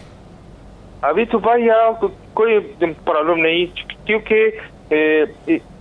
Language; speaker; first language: Hindi; non-native, learner; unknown